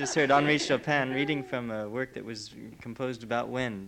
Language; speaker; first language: English; native; English